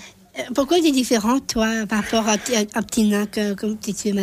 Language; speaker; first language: French; native; French